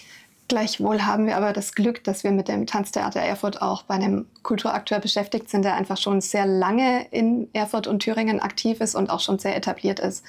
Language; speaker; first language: German; native; German